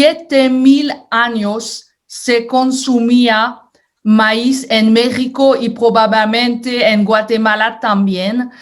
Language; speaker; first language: Spanish; non-native, fluent; French